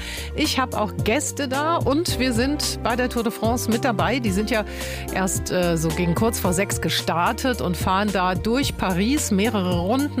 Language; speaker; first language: German; native; German